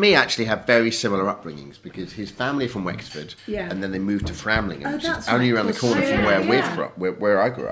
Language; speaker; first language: English; native; English